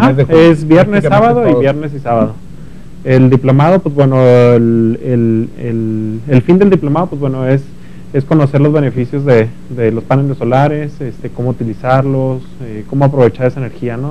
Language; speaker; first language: Spanish; native; Spanish